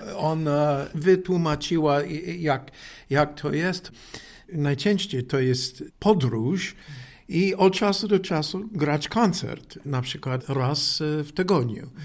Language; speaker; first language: Polish; non-native, learner; English